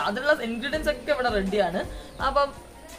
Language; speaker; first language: Malayalam; native; Malayalam